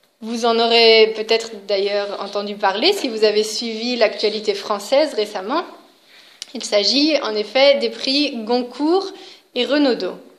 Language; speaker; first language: French; native; French